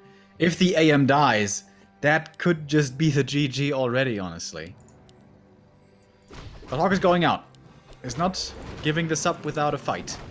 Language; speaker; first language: English; non-native, fluent; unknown